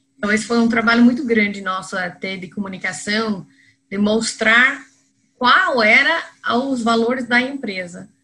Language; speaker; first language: Portuguese; non-native, fluent; English